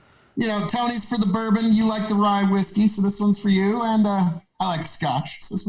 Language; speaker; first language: English; native; English